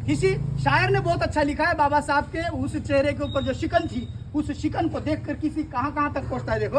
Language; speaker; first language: Hindi; non-native, local second language; Marathi